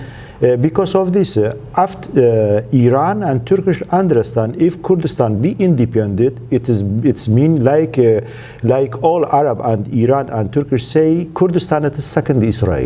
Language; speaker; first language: English; non-native, learner; Central Kurdish